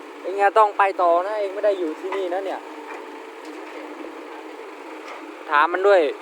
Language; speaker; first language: Thai; native; Thai